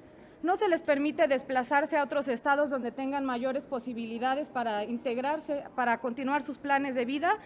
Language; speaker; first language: Spanish; native; Spanish